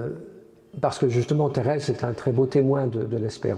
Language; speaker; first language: French; native; French